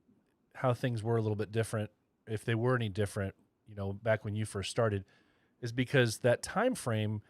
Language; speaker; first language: English; native; English